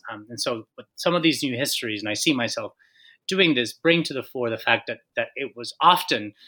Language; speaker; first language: English; non-native, fluent; Spanish